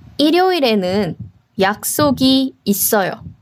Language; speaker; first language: Korean; non-native, learner; Chinese